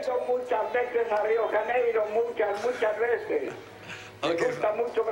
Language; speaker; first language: Portuguese; non-native, learner; Spanish